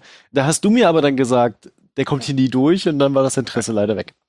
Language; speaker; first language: German; native; German